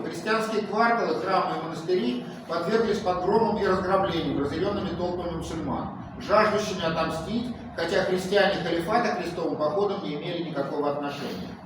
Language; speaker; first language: Russian; native; Russian